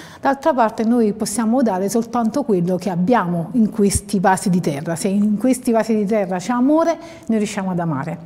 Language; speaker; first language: Italian; native; Italian